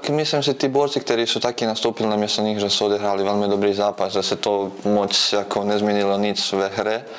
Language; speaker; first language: Czech; non-native, fluent; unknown